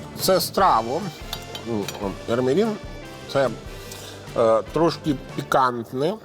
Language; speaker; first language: Ukrainian; non-native, fluent; Italian